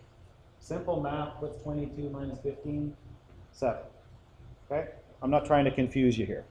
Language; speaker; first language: English; native; English